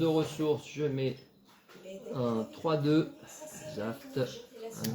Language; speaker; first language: French; native; French